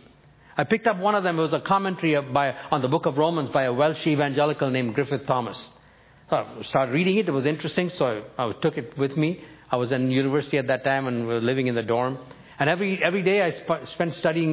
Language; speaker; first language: English; non-native, local second language; Tamil